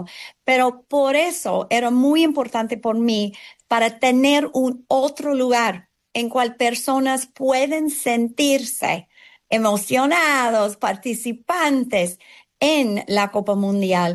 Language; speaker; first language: Spanish; non-native, fluent; English